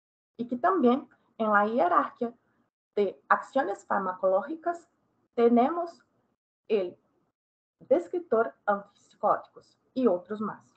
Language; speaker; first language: Spanish; non-native, fluent; Portuguese